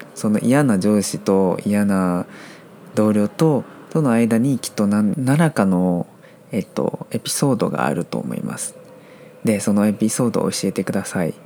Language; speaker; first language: Japanese; non-native, fluent; Chinese